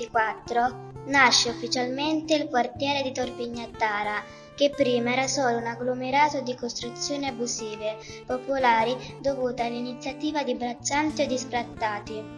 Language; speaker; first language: Italian; native; Italian